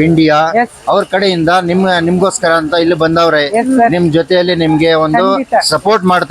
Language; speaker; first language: Kannada; non-native, local second language; Urdu